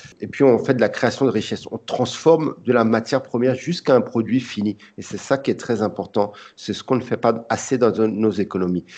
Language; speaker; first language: French; early bilingual, other home language; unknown